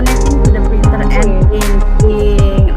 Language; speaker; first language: English; non-native, fluent; Indonesian